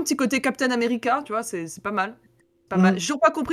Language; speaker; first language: French; native; French